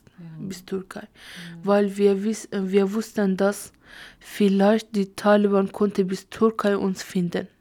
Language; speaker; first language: German; non-native, learner; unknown